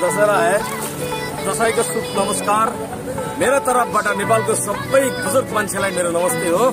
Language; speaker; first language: Nepali; non-native, fluent; Bangla